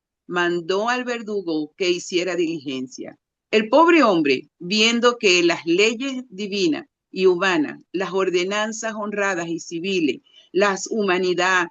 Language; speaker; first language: Spanish; native; Spanish